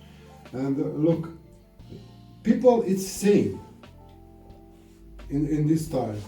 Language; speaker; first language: English; non-native, learner; Arabic